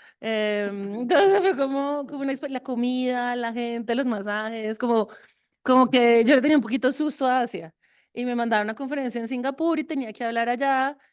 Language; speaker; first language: Spanish; early bilingual, other home language; French